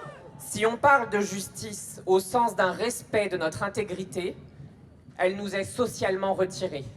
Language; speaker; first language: French; native; French